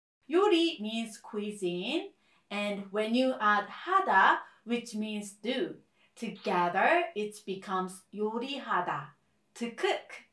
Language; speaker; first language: English; non-native, fluent; Korean